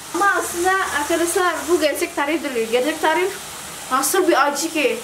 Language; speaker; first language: Turkish; non-native, learner; Indonesian